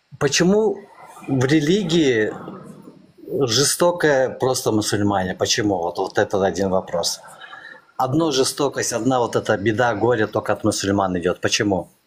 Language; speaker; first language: Russian; non-native, local second language; Azerbaijani